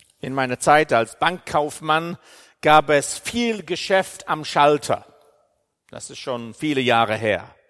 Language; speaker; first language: German; non-native, fluent; English